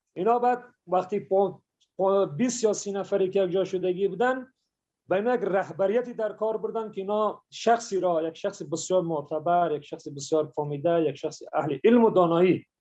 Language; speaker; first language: Tajik; early bilingual, heritage; Persian